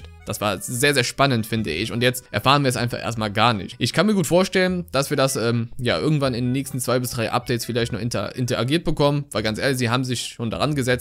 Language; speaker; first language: German; native; German